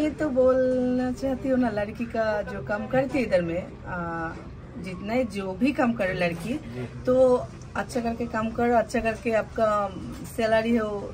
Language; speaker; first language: Hindi; non-native, learner; Bangla